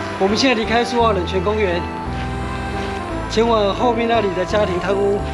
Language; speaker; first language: Chinese; native; Chinese